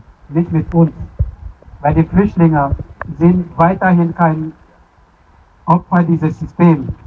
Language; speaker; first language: German; non-native, fluent; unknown